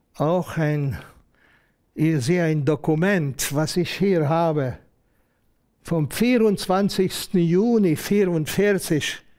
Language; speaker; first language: German; non-native, fluent; Hungarian